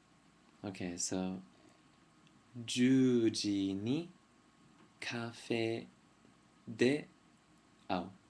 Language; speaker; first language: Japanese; non-native, fluent; English